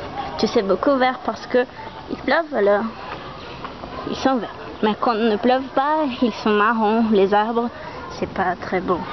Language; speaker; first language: French; non-native, learner; Portuguese